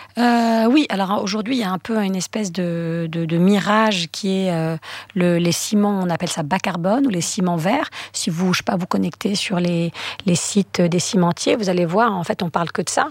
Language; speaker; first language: French; native; French